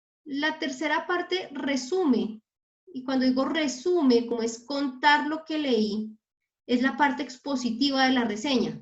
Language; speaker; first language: Spanish; native; Spanish